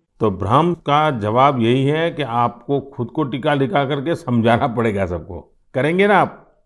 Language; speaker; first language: Hindi; non-native, local second language; Gujarati